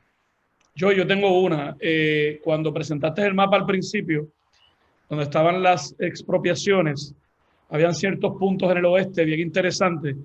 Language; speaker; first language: Spanish; native; Spanish